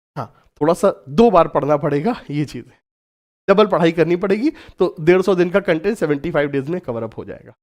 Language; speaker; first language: Hindi; native; Hindi